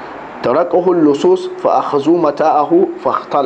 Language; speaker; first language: Arabic; non-native, fluent; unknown